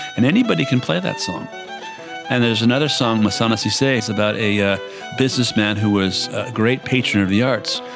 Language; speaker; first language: English; native; English